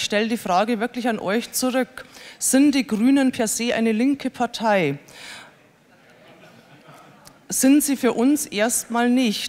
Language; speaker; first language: German; native; German